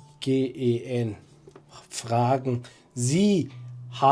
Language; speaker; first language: German; non-native, fluent; Burmese